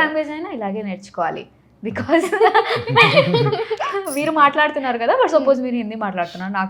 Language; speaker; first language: Telugu; non-native, fluent; Odia